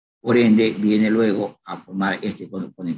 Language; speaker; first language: Spanish; native; Spanish